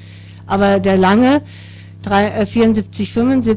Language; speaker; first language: German; native; German